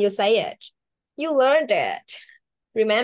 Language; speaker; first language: English; non-native, learner; Vietnamese